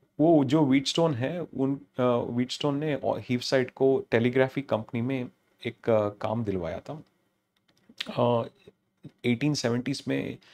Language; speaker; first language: Hindi; non-native, local second language; Telugu